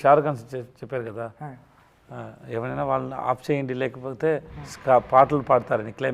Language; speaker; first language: Telugu; non-native, learner; Tamil